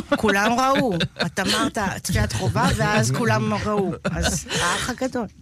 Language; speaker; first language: Hebrew; native; Hebrew